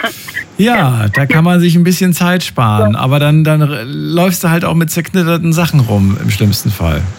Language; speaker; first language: German; native; German